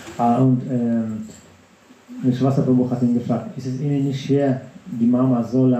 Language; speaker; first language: German; non-native, fluent; Russian